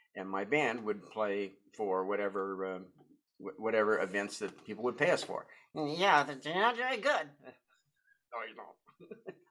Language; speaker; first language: English; native; English